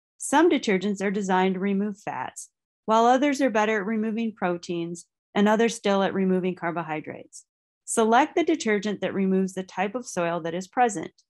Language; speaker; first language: English; native; English